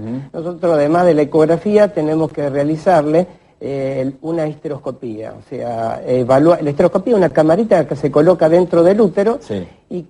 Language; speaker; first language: Spanish; native; Spanish